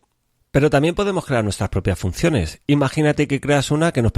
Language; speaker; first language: Spanish; native; Spanish